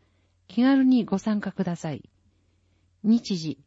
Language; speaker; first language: Japanese; native; Japanese